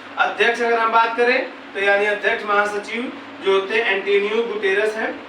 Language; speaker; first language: Hindi; native; Hindi